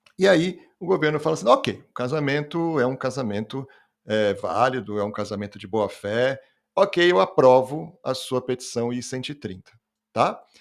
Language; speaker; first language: Portuguese; native; Portuguese